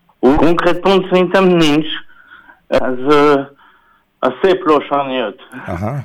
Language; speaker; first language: Hungarian; non-native, learner; French